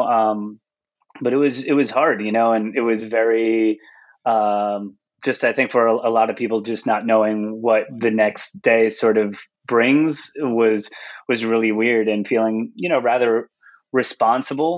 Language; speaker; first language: English; native; English